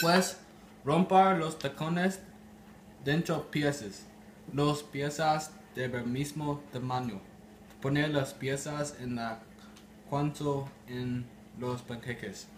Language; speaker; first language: Spanish; non-native, learner; English